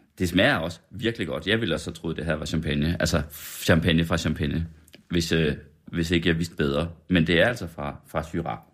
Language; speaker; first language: Danish; native; Danish